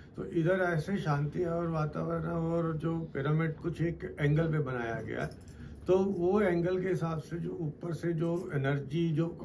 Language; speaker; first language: Hindi; non-native, local second language; Punjabi